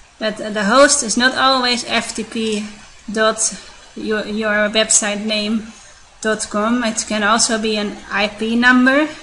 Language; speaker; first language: English; non-native, fluent; Dutch